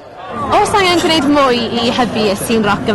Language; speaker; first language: Welsh; native; Welsh